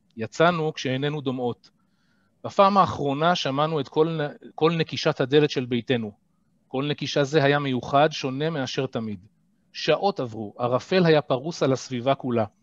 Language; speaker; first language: Hebrew; native; Hebrew